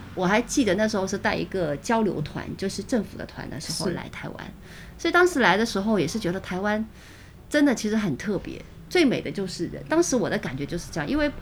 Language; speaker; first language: Chinese; native; Chinese